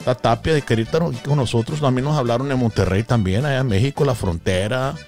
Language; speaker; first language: Spanish; early bilingual, other home language; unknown